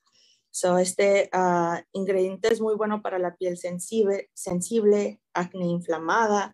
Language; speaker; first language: Spanish; early bilingual, heritage; Spanish